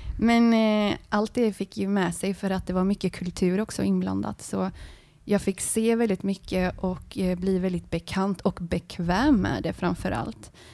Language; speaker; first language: Swedish; early bilingual, other home language; Spanish